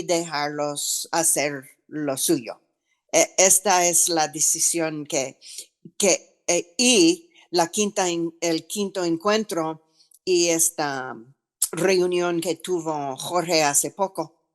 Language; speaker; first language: Spanish; non-native, fluent; English